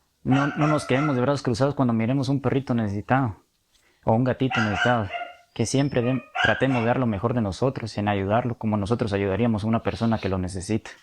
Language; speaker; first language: Spanish; native; Spanish